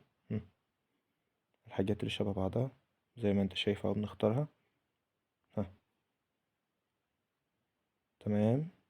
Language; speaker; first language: Arabic; native; Arabic